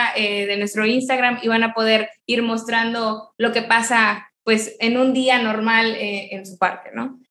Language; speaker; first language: Spanish; native; Spanish